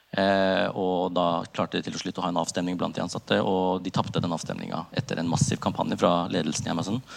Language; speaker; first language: Norwegian; early bilingual, other home language; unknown